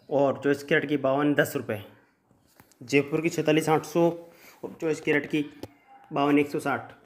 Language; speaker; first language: Hindi; native; Hindi